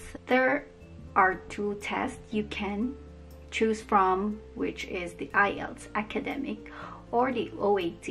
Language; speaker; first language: English; non-native, local second language; Filipino